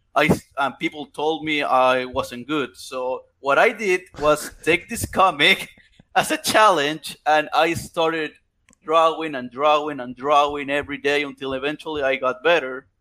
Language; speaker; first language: English; non-native, fluent; Spanish